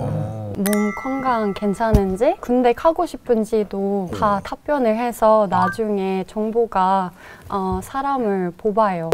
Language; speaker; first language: Korean; non-native, fluent; Norwegian